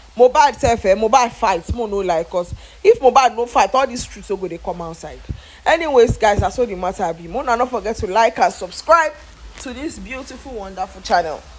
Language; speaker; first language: Nigerian Pidgin; non-native, local second language; Yoruba